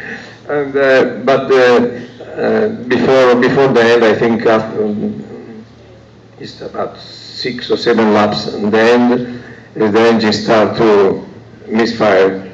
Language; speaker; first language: English; non-native, learner; Italian